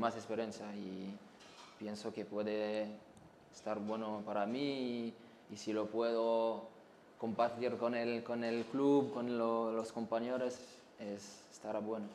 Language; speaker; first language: Spanish; non-native, learner; French